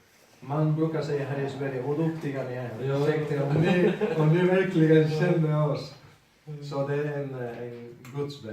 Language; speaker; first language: Swedish; non-native, fluent; Spanish